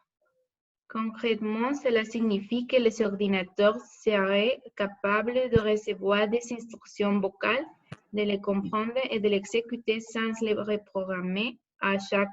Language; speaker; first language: French; non-native, learner; Spanish